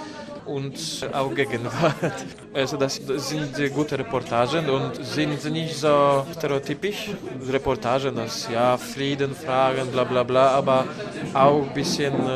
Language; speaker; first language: German; non-native, learner; Polish